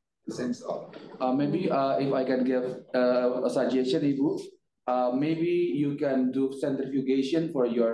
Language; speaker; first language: English; non-native, fluent; Indonesian